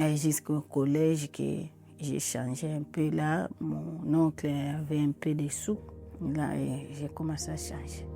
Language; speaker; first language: French; non-native, local second language; Lingala